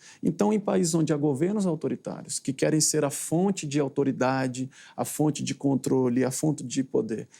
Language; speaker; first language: Portuguese; native; Portuguese